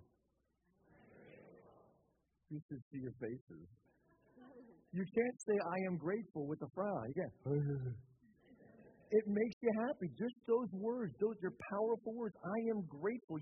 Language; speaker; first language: English; native; English